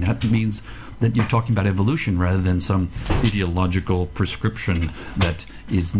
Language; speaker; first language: English; native; English